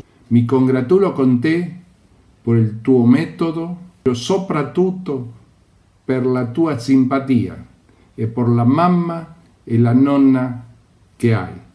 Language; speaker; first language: Italian; early bilingual, heritage; Spanish